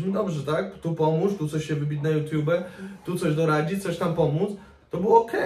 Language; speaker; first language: Polish; native; Polish